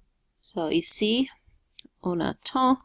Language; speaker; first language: French; non-native, local second language; English